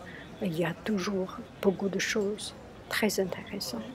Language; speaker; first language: French; non-native, learner; Chinese